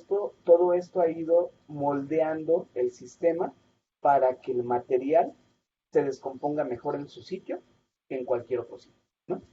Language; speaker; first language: Spanish; native; Spanish